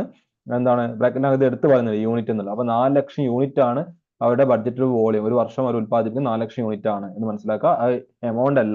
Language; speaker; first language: Malayalam; native; Malayalam